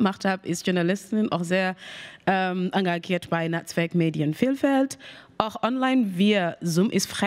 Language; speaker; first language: German; non-native, learner; Mandingo